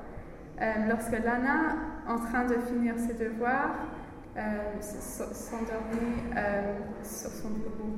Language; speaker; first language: French; non-native, learner; English